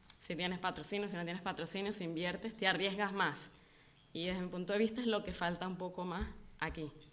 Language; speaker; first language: Spanish; native; Spanish